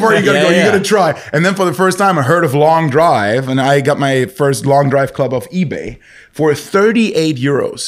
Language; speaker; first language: English; non-native, fluent; German